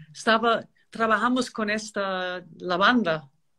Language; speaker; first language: Spanish; non-native, learner; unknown